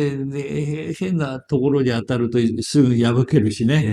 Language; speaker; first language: Japanese; native; Japanese